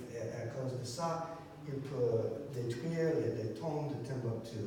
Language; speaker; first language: French; non-native, learner; English